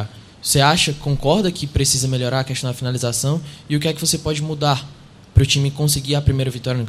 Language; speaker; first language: Portuguese; native; Portuguese